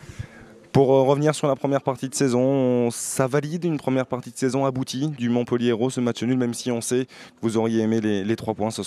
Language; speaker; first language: French; native; French